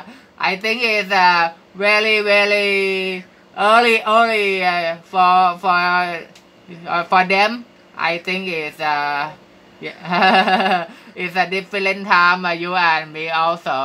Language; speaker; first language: English; non-native, learner; Thai